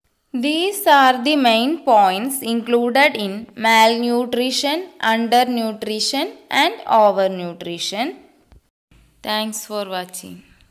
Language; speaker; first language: English; non-native, local second language; Malayalam